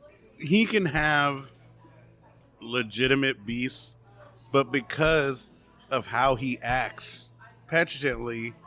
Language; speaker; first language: English; native; English